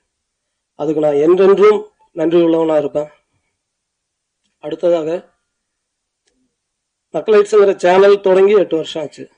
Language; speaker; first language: Tamil; native; Tamil